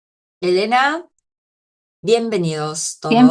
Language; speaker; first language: Spanish; non-native, fluent; Korean